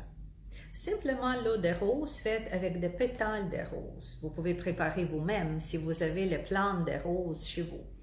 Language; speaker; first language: French; non-native, fluent; Russian